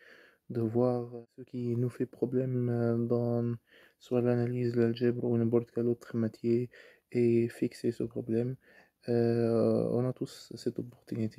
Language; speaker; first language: French; non-native, fluent; Arabic